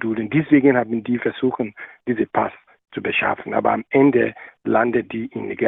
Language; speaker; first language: German; non-native, learner; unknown